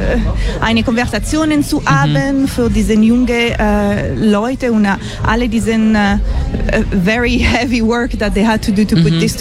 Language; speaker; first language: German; non-native, learner; English